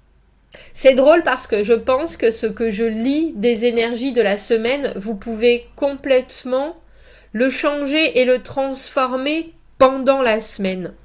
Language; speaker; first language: French; native; French